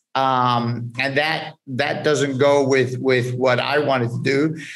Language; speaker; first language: English; early bilingual, other home language; Spanish